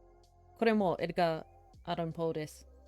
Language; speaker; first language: Japanese; non-native, learner; English